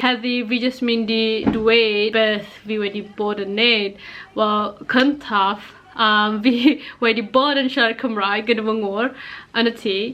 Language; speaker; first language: Welsh; non-native, learner; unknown